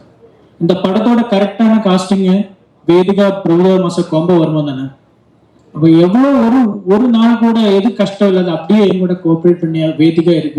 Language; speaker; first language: Tamil; non-native, learner; Malayalam